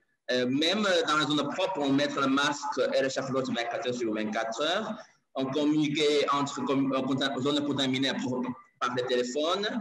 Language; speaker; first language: French; non-native, learner; Chinese